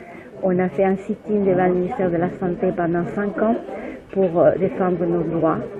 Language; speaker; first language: French; non-native, fluent; Spanish